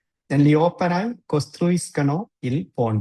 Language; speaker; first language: Italian; non-native, fluent; Tamil